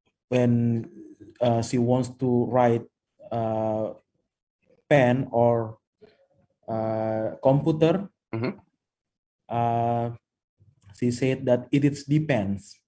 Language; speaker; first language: English; non-native, fluent; Indonesian